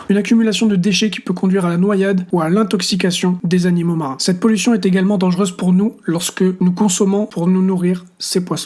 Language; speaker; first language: French; native; French